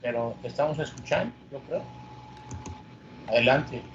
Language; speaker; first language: Spanish; native; Spanish